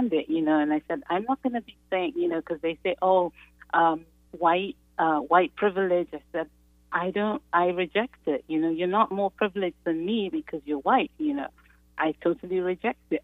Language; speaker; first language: English; non-native, local second language; Yoruba